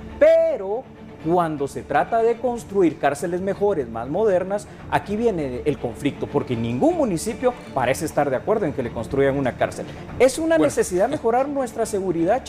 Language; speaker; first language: Spanish; native; Spanish